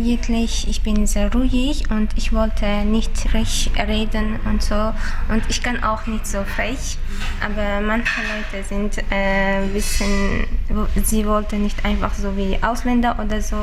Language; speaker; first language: German; non-native, learner; Uzbek